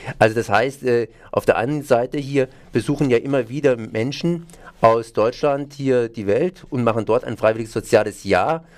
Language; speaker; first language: German; native; German